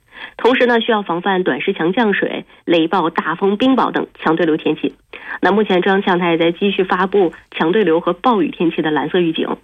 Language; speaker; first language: Chinese; native; Chinese